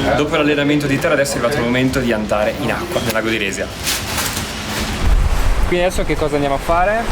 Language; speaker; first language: Italian; native; Italian